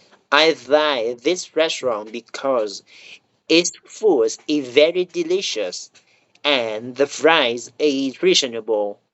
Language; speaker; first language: English; non-native, learner; Vietnamese